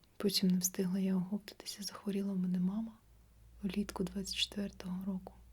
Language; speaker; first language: Ukrainian; non-native, local second language; Russian